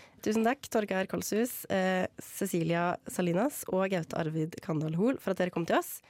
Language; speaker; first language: Norwegian; native; Norwegian